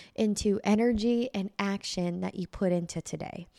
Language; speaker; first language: English; early bilingual, other home language; Filipino